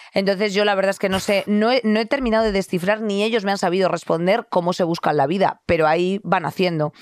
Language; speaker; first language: Spanish; native; Spanish